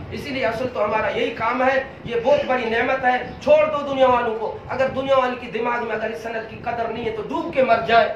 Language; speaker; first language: Urdu; non-native, local second language; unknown